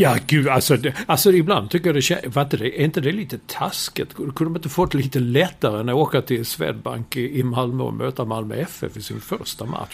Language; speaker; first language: Swedish; native; Swedish